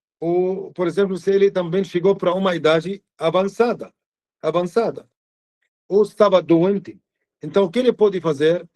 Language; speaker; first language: Portuguese; non-native, fluent; Arabic